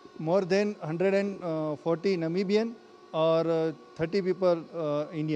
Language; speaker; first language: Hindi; non-native, local second language; Gujarati